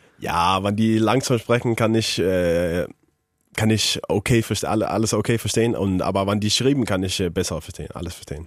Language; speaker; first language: German; non-native, learner; Faroese